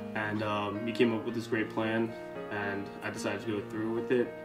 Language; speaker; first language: English; native; English